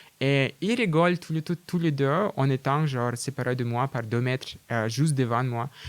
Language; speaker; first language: French; non-native, fluent; Russian